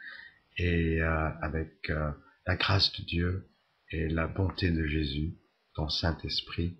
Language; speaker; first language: French; native; French